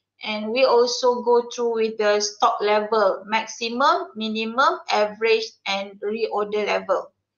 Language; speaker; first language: English; non-native, local second language; Malay